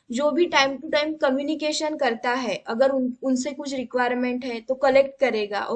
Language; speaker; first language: Hindi; non-native, local second language; Marathi